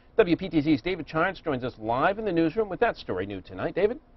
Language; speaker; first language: English; native; English